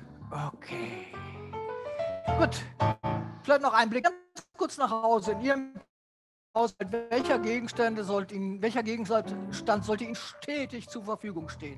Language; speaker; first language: German; native; German